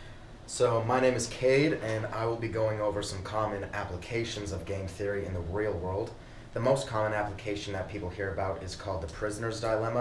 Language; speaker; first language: English; native; English